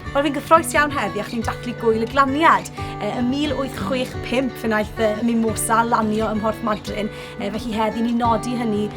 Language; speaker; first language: Welsh; native; Welsh